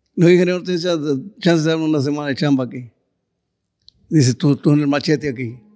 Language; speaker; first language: Spanish; native; Spanish